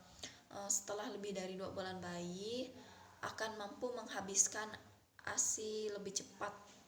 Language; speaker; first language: Indonesian; native; Indonesian